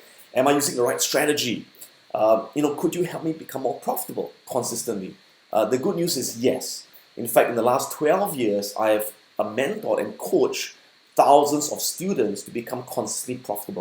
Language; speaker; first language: English; native; English